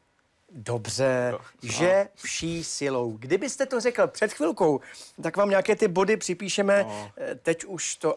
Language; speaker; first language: Czech; native; Czech